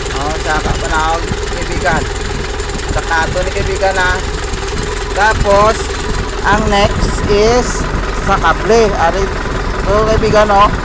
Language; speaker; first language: Filipino; non-native, local second language; Cebuano